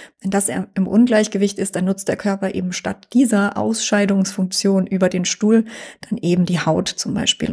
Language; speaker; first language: German; native; German